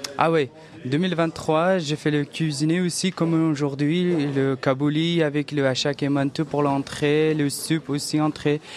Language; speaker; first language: French; non-native, learner; Persian